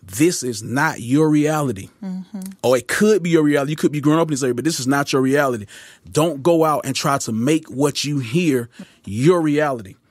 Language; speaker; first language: English; native; English